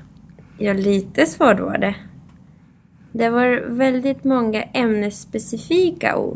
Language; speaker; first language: Swedish; non-native, fluent; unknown